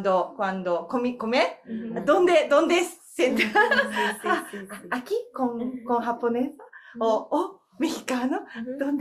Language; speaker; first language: Spanish; non-native, learner; Japanese